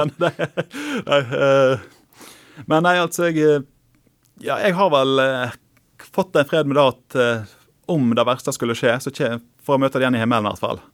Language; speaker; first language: Norwegian; native; Norwegian